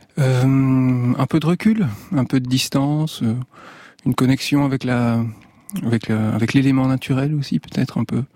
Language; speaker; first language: French; native; French